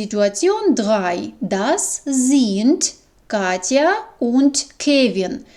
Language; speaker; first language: German; non-native, fluent; Ukrainian